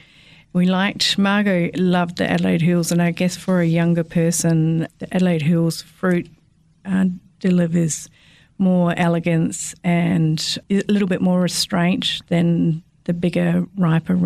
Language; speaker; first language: English; native; English